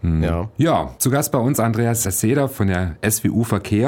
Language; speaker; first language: German; native; German